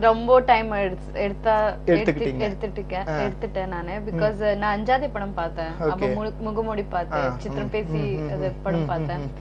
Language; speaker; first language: Tamil; non-native, local second language; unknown